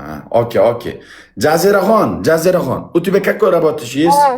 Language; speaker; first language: Russian; non-native, learner; Uzbek